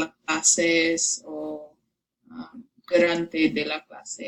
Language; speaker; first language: Spanish; non-native, learner; English